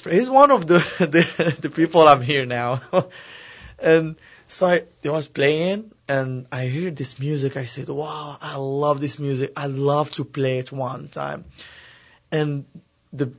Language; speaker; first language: English; non-native, learner; Arabic